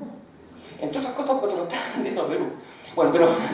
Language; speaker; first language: Spanish; native; Spanish